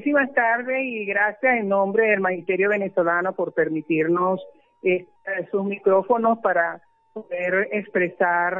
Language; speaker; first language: Spanish; native; Spanish